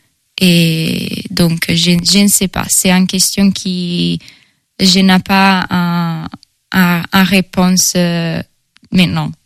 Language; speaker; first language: French; non-native, fluent; Italian